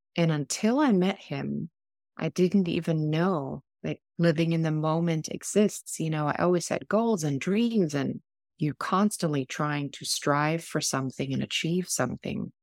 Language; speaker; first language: English; non-native, fluent; German